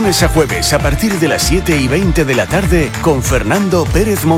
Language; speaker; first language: Spanish; native; Spanish